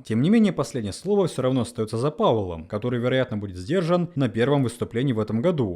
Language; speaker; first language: Russian; native; Russian